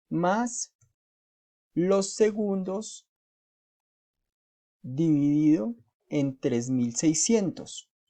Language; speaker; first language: Spanish; native; Spanish